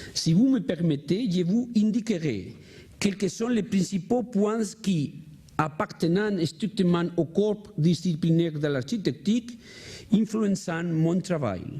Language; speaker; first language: French; non-native, learner; Spanish